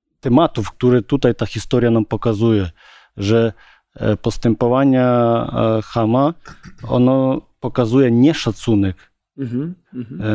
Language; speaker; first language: Polish; non-native, learner; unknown